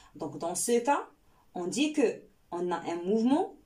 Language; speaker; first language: French; non-native, local second language; Arabic